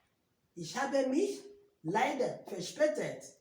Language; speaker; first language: German; non-native, learner; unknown